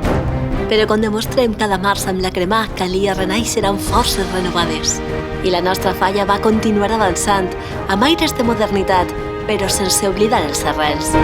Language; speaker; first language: Catalan; native; Catalan